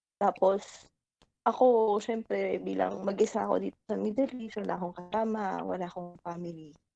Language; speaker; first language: Filipino; native; Filipino